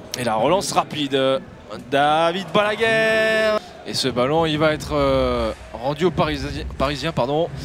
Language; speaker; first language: French; native; French